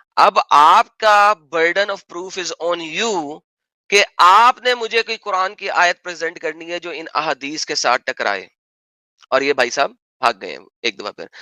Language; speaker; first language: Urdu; native; Urdu